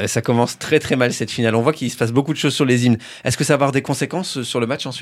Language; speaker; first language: French; native; French